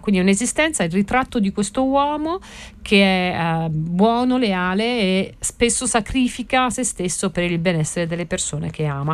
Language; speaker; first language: Italian; native; Italian